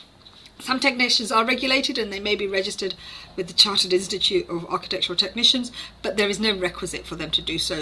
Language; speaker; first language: English; native; English